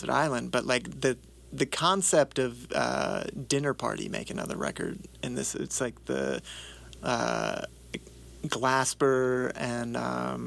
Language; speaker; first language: English; native; English